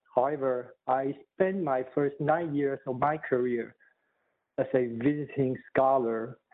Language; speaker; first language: English; non-native, fluent; Chinese